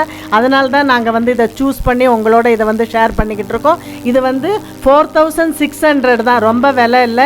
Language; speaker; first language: Tamil; native; Tamil